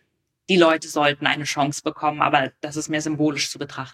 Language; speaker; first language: German; native; German